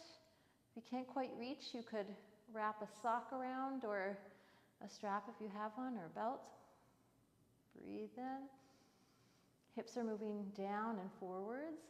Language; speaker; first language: English; native; English